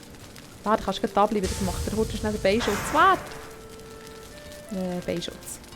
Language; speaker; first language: German; native; German